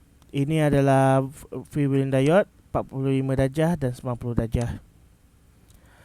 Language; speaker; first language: Malay; native; Malay